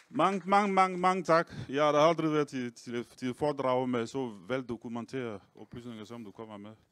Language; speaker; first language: Danish; non-native, fluent; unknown